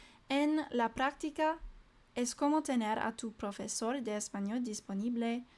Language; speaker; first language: Spanish; non-native, learner; English